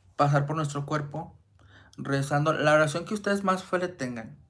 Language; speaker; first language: Spanish; native; Spanish